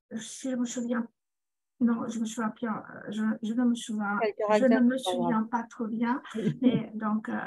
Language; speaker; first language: French; non-native, fluent; Greek